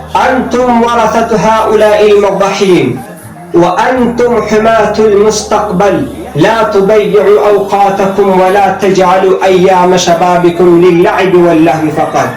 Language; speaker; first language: Arabic; non-native, learner; Urdu